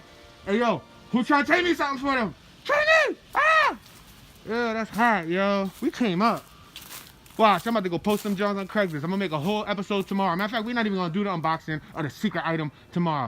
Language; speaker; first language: English; native; English